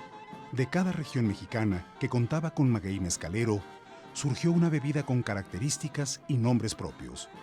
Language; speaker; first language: Spanish; native; Spanish